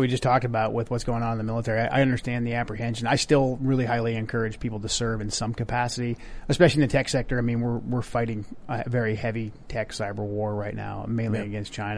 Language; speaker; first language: English; native; English